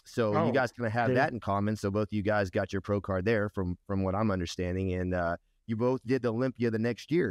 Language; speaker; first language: English; native; English